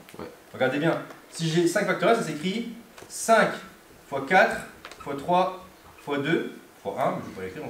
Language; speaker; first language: French; native; French